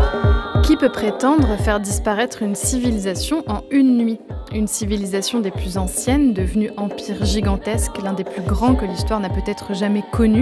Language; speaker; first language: French; native; French